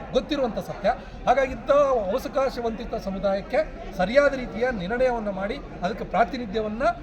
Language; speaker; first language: Kannada; non-native, local second language; Lambadi